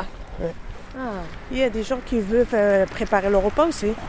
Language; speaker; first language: French; non-native, learner; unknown